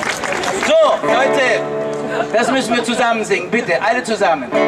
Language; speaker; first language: German; early bilingual, heritage; German